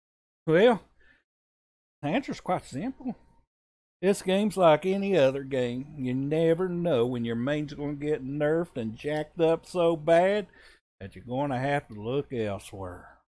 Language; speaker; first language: English; native; English